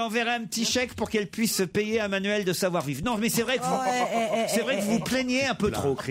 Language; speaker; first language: French; native; French